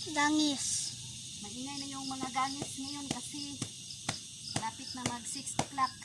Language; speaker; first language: Filipino; non-native, local second language; Cebuano